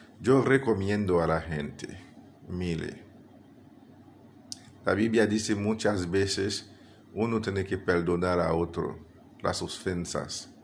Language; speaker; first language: Spanish; non-native, fluent; Haitian Creole